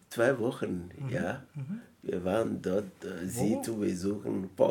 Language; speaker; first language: German; non-native, learner; French